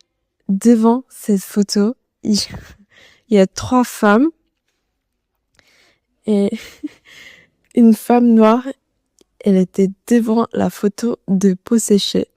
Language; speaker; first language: French; non-native, learner; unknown